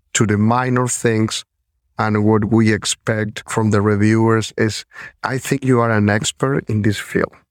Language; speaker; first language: English; non-native, fluent; Spanish